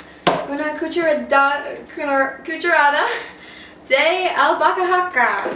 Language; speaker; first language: Spanish; non-native, learner; English